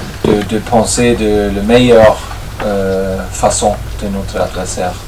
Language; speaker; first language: French; non-native, fluent; German